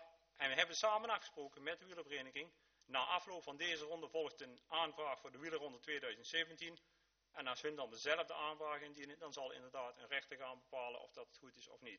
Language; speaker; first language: Dutch; native; Dutch